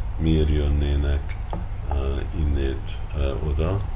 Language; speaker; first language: Hungarian; early bilingual, heritage; Hungarian